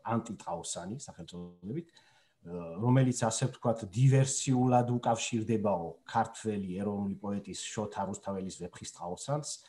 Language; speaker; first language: Georgian; native; Georgian